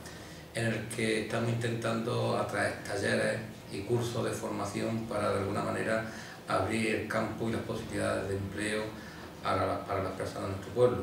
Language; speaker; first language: Spanish; native; Spanish